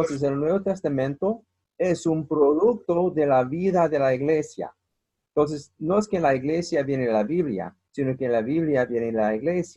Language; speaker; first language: Spanish; non-native, fluent; English